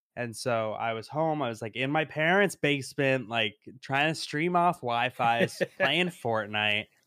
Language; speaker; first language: English; native; English